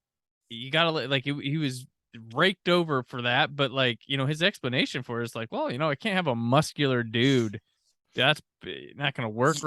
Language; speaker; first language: English; native; English